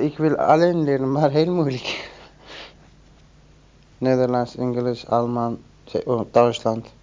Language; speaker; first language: Dutch; non-native, learner; Turkish